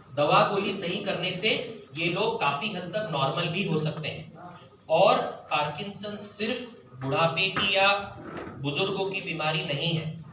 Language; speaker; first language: Hindi; non-native, local second language; Marathi